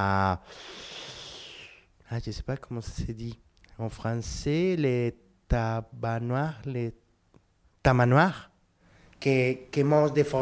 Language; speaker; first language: French; non-native, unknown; Spanish